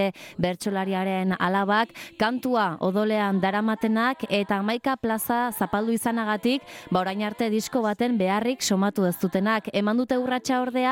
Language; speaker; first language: Basque; native; Basque